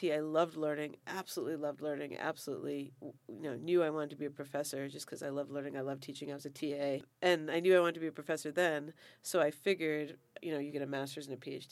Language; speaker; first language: English; native; English